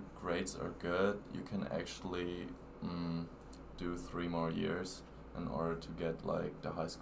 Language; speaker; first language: English; non-native, fluent; German